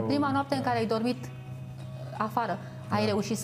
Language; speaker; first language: Romanian; native; Romanian